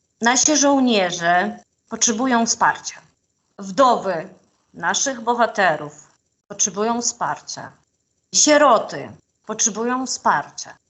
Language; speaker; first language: Polish; non-native, fluent; Ukrainian